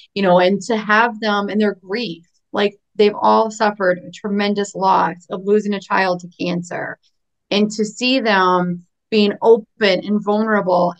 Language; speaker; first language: English; native; English